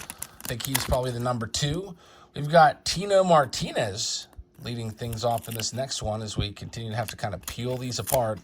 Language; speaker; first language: English; native; English